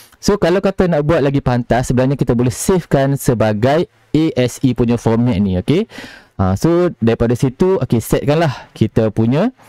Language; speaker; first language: Malay; native; Malay